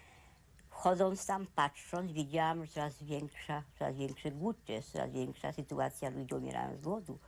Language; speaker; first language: Polish; native; Polish